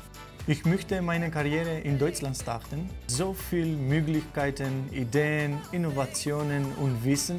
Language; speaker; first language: German; non-native, fluent; Greek